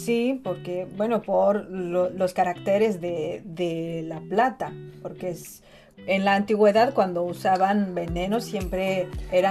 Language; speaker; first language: Spanish; non-native, fluent; Chinese